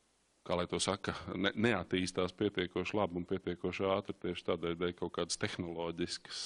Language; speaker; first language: Latvian; native; Latvian